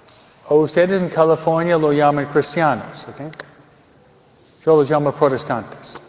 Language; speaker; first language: Spanish; non-native, fluent; French